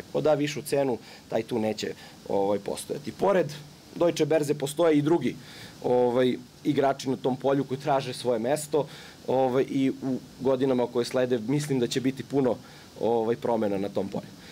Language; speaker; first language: Serbian; native; Serbian